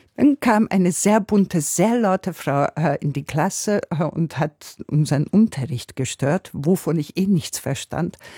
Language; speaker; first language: German; non-native, fluent; Hungarian